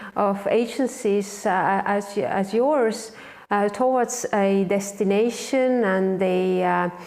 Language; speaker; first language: English; non-native, fluent; Estonian